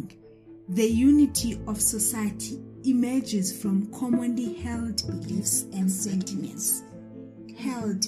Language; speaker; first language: English; non-native, local second language; Xhosa